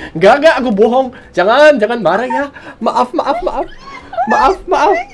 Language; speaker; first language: Indonesian; non-native, fluent; English